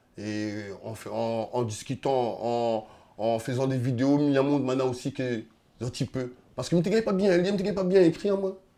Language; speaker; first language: French; non-native, local second language; Réunion Creole French